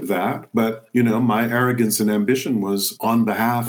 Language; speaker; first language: English; native; English